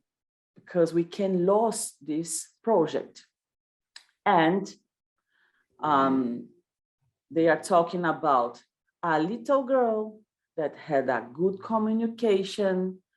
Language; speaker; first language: English; non-native, learner; Portuguese